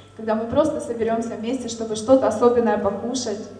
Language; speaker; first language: Russian; native; Russian